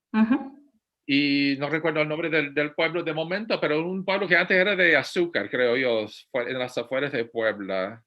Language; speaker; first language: Spanish; non-native, fluent; English